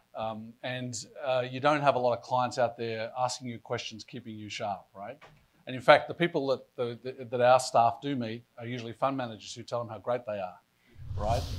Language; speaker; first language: English; native; English